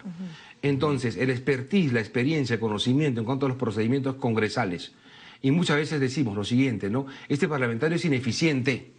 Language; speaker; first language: Spanish; native; Spanish